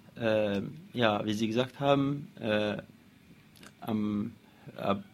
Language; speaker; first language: German; non-native, learner; Arabic